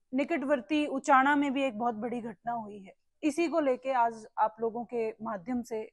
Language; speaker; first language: Hindi; native; Hindi